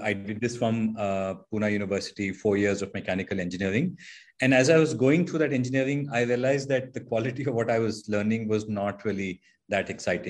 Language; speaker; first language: English; non-native, local second language; Hindi